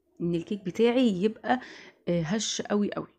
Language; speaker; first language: Arabic; native; Arabic